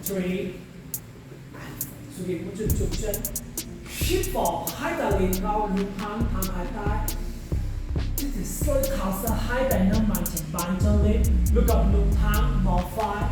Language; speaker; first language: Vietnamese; non-native, learner; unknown